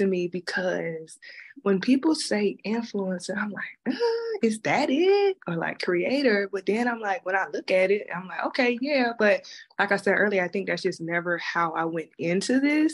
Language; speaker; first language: English; native; English